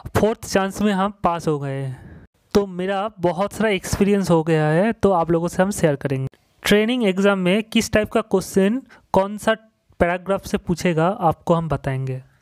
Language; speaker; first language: Hindi; non-native, local second language; Bangla